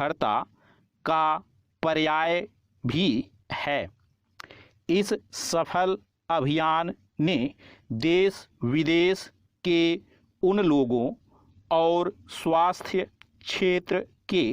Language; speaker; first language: Hindi; native; Hindi